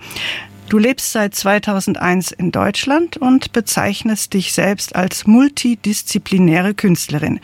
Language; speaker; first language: German; native; German